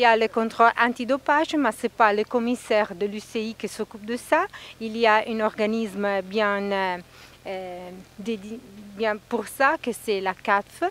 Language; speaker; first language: French; non-native, fluent; Italian